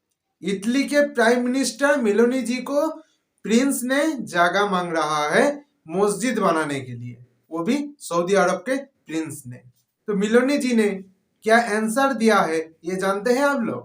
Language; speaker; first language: Hindi; non-native, local second language; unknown